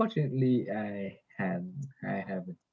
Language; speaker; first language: English; non-native, fluent; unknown